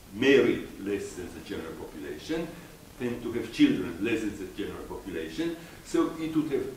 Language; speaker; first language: English; non-native, fluent; Romanian